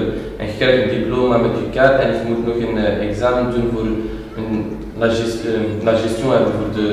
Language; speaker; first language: Dutch; non-native, local second language; French